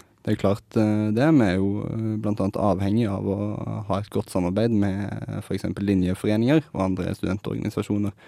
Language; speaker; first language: Norwegian; native; Norwegian